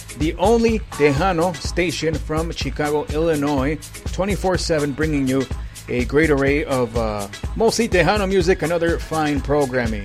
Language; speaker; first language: English; early bilingual, other home language; Spanish